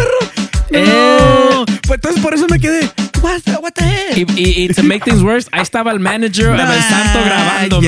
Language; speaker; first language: Spanish; early bilingual, other home language; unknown